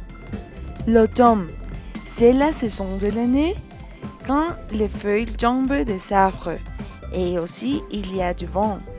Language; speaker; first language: French; non-native, fluent; Spanish